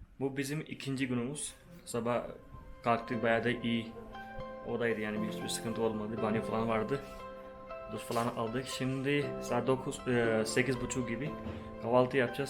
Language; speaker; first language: Turkish; non-native, fluent; Hindi